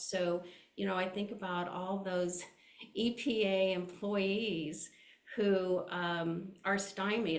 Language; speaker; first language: English; native; English